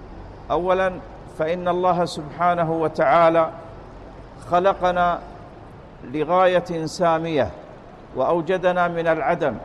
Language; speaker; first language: Arabic; native; Arabic